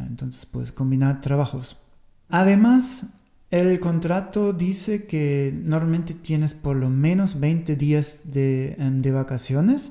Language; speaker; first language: Spanish; non-native, fluent; German